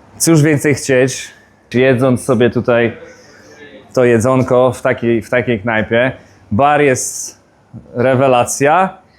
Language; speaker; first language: Polish; native; Polish